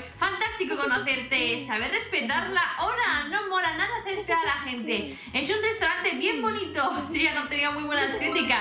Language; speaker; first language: Spanish; native; Spanish